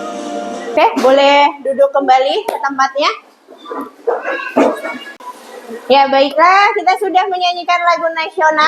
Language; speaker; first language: Indonesian; native; Indonesian